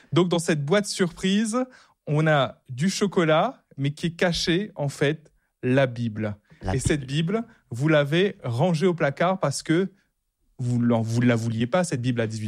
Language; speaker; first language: French; native; French